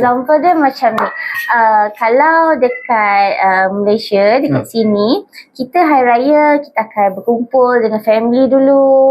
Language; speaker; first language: Malay; native; Malay